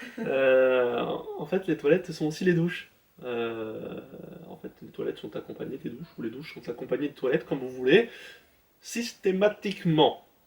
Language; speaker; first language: French; native; French